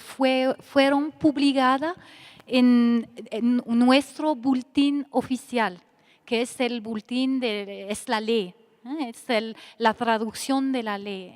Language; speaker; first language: Spanish; non-native, fluent; French